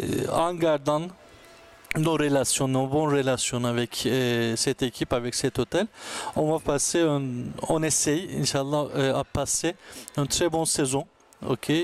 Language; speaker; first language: French; non-native, local second language; Arabic